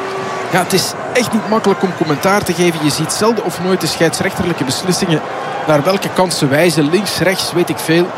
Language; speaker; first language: Dutch; native; Dutch